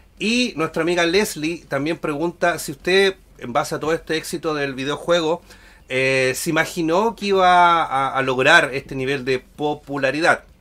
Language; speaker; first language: Spanish; native; Spanish